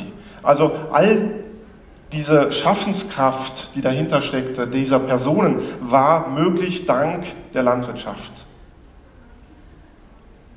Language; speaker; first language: German; native; German